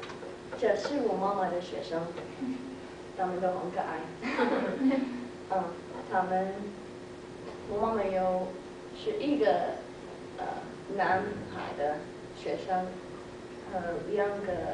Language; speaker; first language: Chinese; non-native, learner; English